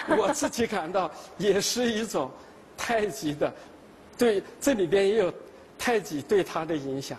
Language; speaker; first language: Chinese; native; Chinese